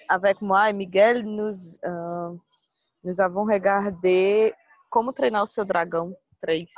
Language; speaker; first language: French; non-native, learner; Portuguese